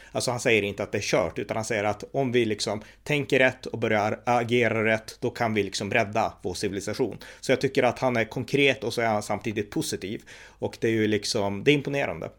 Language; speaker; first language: Swedish; native; Swedish